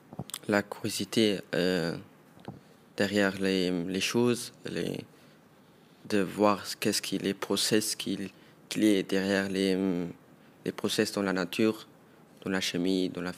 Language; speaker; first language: French; non-native, local second language; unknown